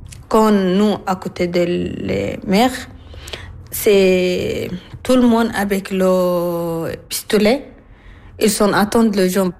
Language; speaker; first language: French; non-native, learner; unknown